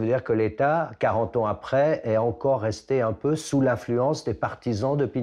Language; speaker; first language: French; native; French